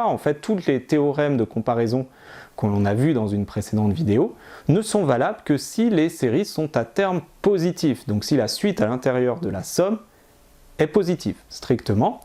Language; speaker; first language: French; native; French